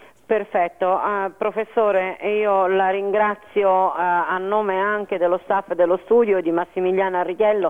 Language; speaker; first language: Italian; native; Italian